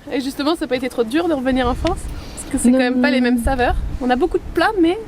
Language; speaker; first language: French; native; French